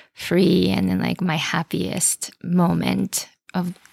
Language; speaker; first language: English; non-native, fluent; Japanese